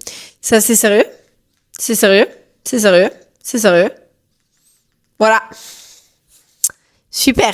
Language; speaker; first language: French; native; French